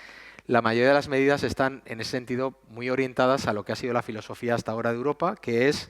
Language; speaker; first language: Spanish; native; Spanish